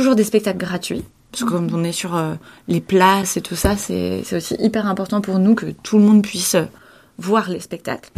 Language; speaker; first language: French; native; French